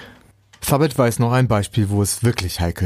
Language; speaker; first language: German; native; German